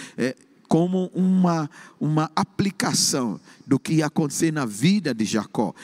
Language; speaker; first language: Portuguese; non-native, fluent; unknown